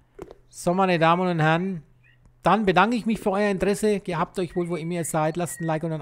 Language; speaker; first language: German; native; German